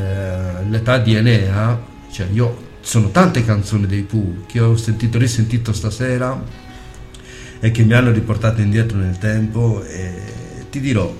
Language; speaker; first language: Italian; native; Italian